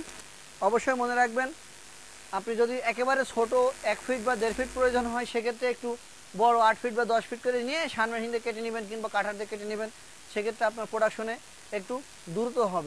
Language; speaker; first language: Bangla; native; Bangla